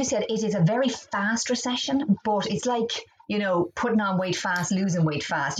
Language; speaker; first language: English; native; English